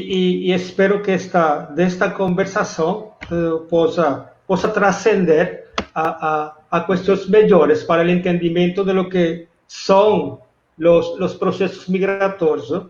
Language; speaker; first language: Portuguese; non-native, fluent; Spanish